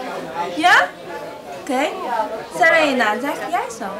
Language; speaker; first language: Dutch; non-native, learner; Chinese